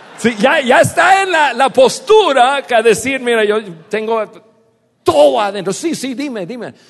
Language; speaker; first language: Spanish; non-native, fluent; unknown